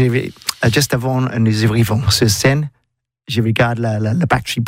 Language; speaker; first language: French; non-native, learner; English